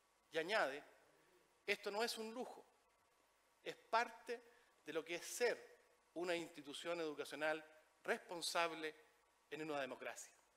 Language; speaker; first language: Spanish; native; Spanish